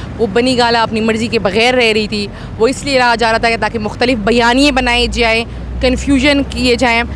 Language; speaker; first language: Urdu; non-native, local second language; Pashto